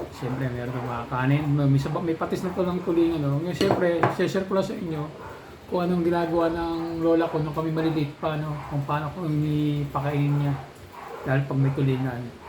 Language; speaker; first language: Filipino; native; Filipino